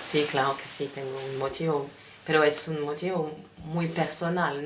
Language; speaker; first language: Spanish; non-native, learner; French